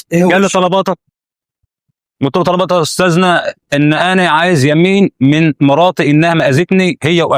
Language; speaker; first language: Arabic; native; Arabic